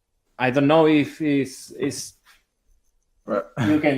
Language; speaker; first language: English; non-native, learner; Spanish